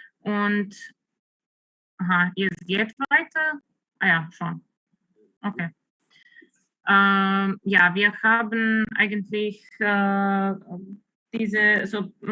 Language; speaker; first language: German; non-native, fluent; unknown